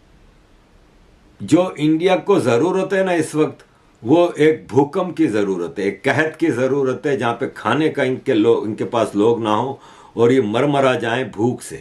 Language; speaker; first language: Urdu; native; Urdu